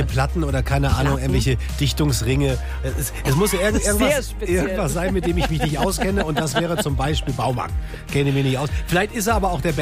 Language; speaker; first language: German; native; German